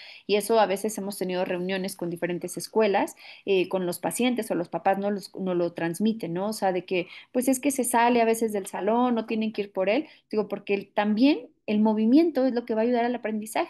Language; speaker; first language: Spanish; native; Spanish